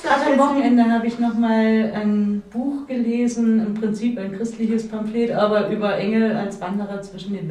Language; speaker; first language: German; native; German